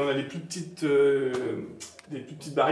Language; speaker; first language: French; native; French